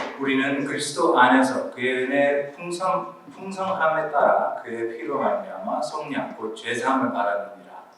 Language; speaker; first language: Korean; early bilingual, heritage; Korean